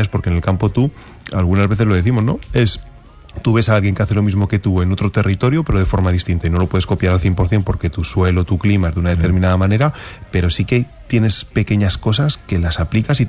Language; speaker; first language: Spanish; native; Spanish